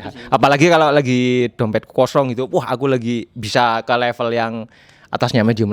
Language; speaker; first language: Indonesian; native; Indonesian